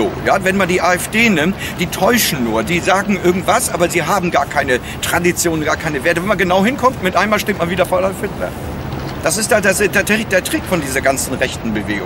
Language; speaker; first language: German; native; German